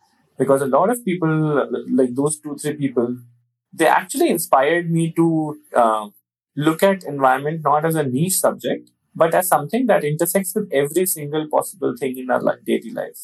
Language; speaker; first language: English; non-native, local second language; Hindi